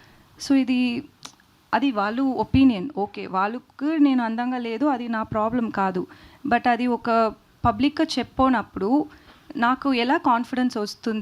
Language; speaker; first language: Telugu; non-native, learner; Tamil